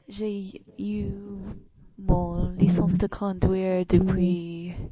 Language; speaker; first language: French; non-native, learner; English